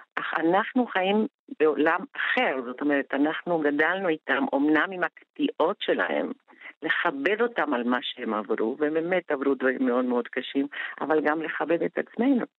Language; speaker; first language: Hebrew; non-native, fluent; Spanish